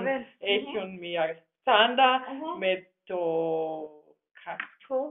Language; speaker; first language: Greek; non-native, learner; German